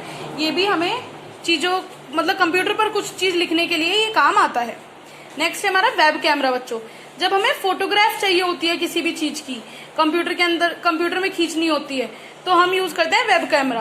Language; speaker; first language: Hindi; native; Hindi